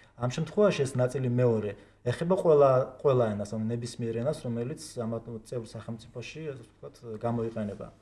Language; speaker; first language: Georgian; non-native, local second language; Kurdish